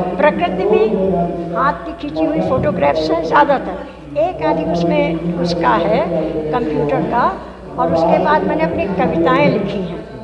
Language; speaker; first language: Hindi; native; Hindi